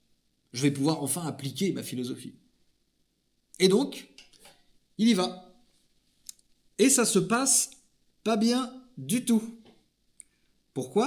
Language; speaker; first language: French; native; French